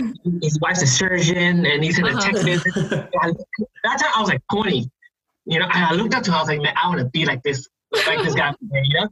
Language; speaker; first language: English; native; English